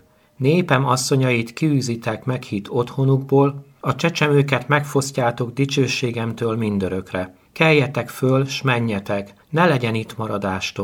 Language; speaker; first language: Hungarian; native; Hungarian